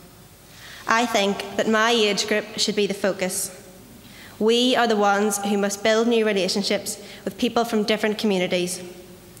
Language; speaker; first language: English; native; English